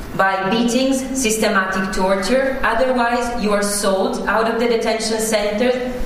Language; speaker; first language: English; non-native, fluent; Italian